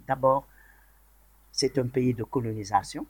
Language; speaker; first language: French; non-native, local second language; Wolof